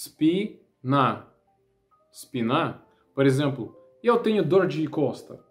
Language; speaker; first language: Portuguese; non-native, learner; Russian